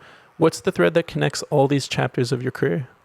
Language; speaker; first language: English; native; English